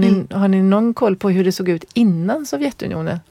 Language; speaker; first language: Swedish; native; Swedish